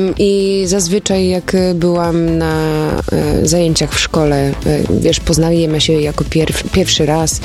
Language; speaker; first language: Polish; early bilingual, heritage; Polish